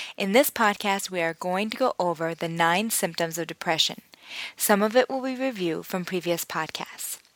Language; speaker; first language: English; native; English